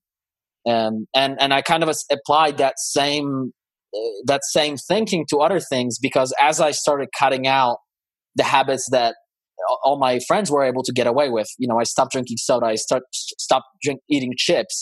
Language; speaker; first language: English; non-native, fluent; Polish